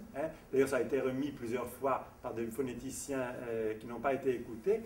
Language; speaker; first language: French; non-native, fluent; Italian